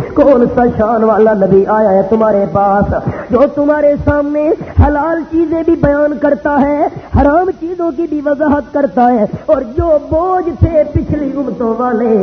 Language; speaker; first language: Urdu; non-native, local second language; Punjabi